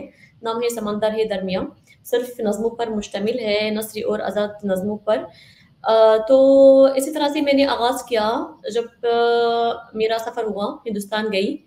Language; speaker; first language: Hindi; non-native, fluent; Arabic